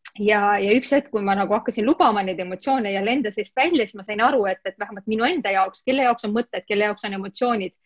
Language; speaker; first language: Estonian; non-native, local second language; Russian